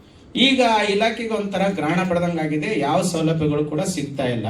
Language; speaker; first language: Kannada; native; Kannada